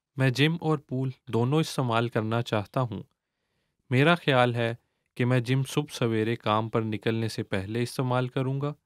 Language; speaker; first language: Urdu; native; Urdu